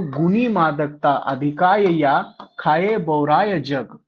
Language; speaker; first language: Hindi; non-native, local second language; Marathi